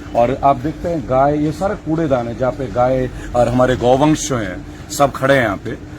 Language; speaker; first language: Hindi; non-native, local second language; Bangla